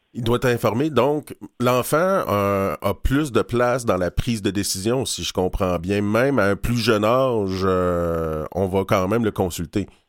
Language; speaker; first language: French; native; French